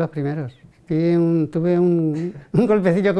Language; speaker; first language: Spanish; native; Spanish